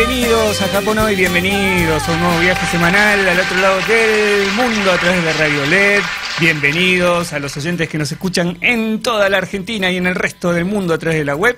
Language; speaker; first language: Spanish; native; Spanish